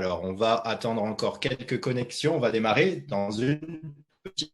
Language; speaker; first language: French; native; French